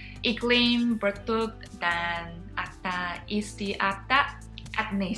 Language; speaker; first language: Indonesian; non-native, fluent; Chinese